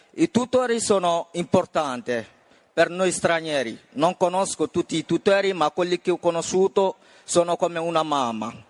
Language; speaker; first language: Italian; non-native, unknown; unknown